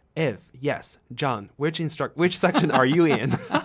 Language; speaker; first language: English; non-native, fluent; Chinese